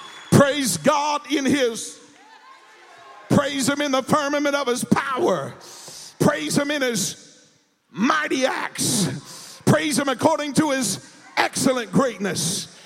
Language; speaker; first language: English; native; English